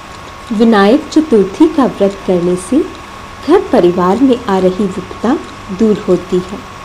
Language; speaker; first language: Hindi; native; Hindi